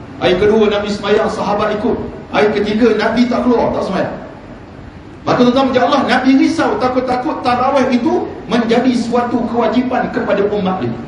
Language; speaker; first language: Malay; native; Malay